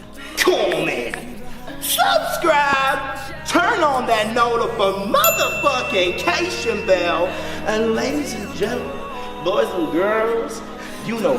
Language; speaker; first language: English; native; English